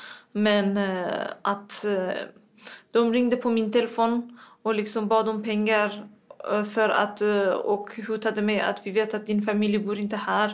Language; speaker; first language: Swedish; non-native, fluent; Persian